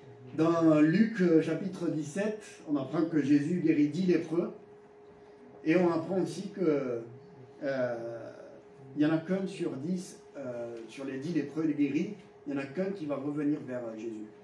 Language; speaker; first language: French; native; French